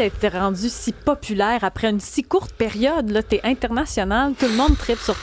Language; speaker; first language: French; native; French